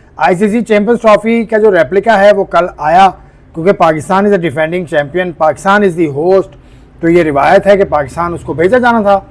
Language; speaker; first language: Urdu; native; Urdu